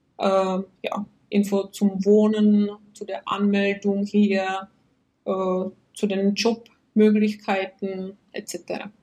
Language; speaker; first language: German; non-native, fluent; Czech